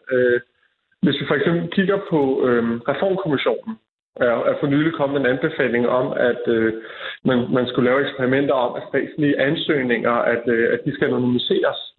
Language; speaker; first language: Danish; native; Danish